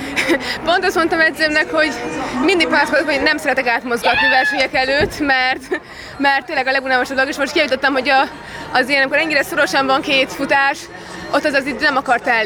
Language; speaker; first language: Hungarian; native; Hungarian